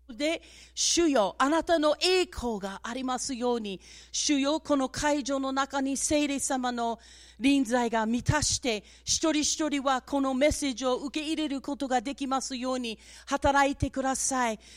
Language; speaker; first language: Japanese; non-native, fluent; English